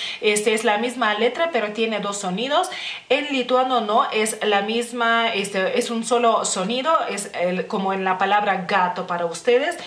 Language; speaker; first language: Spanish; non-native, fluent; Lithuanian